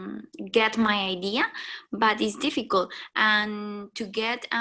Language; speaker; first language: English; non-native, learner; Spanish